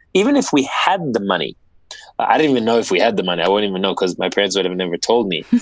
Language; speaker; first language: English; native; English